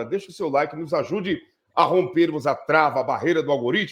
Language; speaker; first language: Portuguese; native; Portuguese